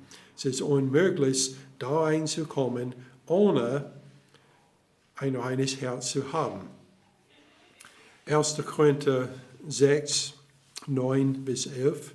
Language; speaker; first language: German; non-native, fluent; English